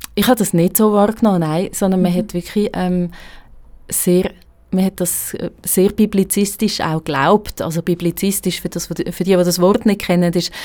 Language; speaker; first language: German; native; German